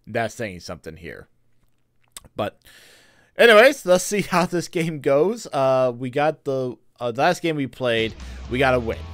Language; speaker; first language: English; native; English